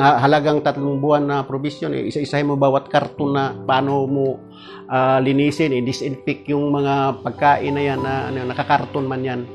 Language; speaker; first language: Filipino; non-native, local second language; Cebuano